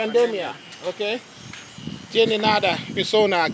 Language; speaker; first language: Spanish; non-native, learner; Haitian Creole